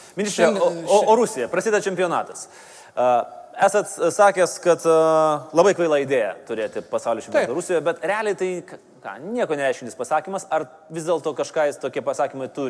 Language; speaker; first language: Lithuanian; native; Lithuanian